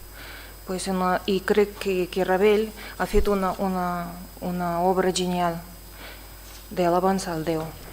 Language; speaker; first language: Catalan; non-native, fluent; Russian